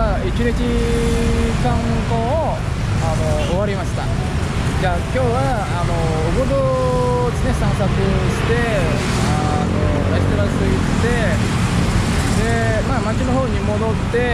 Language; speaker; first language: Japanese; non-native, fluent; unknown